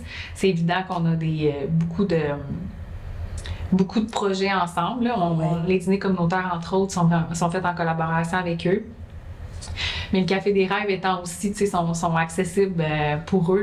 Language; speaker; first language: French; native; French